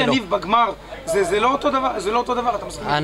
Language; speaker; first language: Hebrew; native; Hebrew